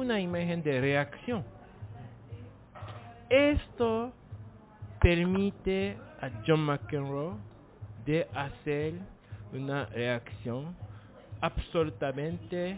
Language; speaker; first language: Spanish; non-native, learner; Japanese